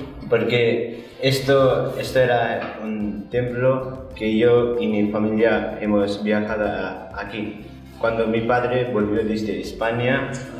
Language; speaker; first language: Spanish; non-native, learner; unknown